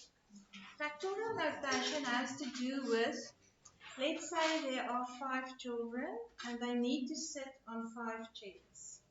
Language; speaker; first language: English; non-native, local second language; Afrikaans